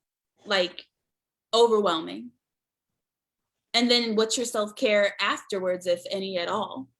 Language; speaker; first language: English; native; English